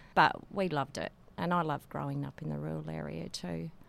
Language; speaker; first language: English; native; English